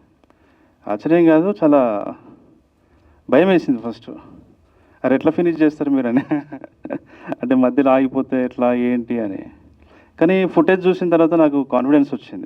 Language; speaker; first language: Telugu; native; Telugu